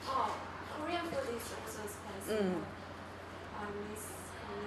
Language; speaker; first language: English; non-native, learner; Korean